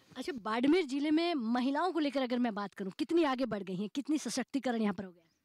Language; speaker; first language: Hindi; native; Hindi